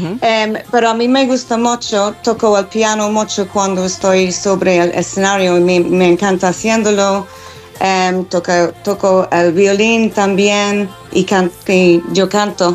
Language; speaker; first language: Spanish; non-native, fluent; English